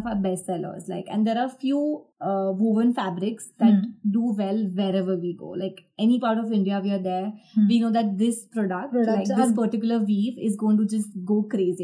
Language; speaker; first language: English; non-native, local second language; Gujarati